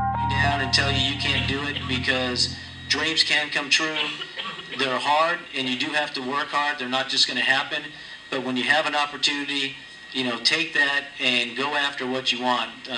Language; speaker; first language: English; early bilingual, other home language; Spanish